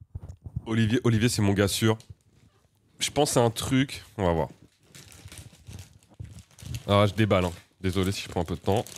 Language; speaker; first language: French; native; French